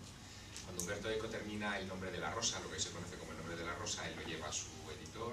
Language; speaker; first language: Spanish; native; Spanish